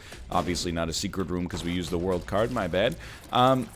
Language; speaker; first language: English; native; English